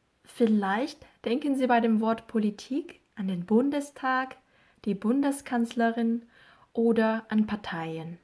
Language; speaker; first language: German; non-native, fluent; Korean